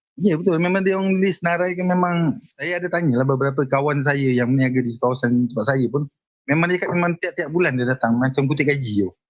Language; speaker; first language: Malay; native; Malay